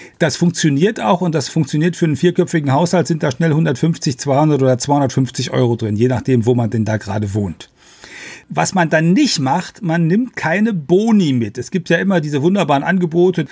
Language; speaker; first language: German; native; German